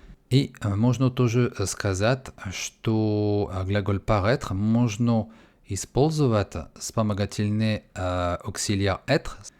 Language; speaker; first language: Russian; non-native, fluent; French